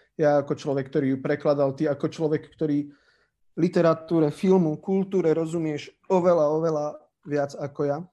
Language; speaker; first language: Slovak; native; Slovak